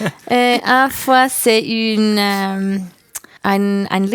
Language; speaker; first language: French; non-native, learner; German